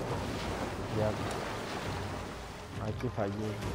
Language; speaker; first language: Spanish; native; Spanish